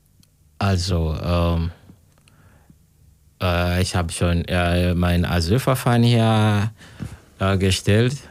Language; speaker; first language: German; non-native, learner; Kinyarwanda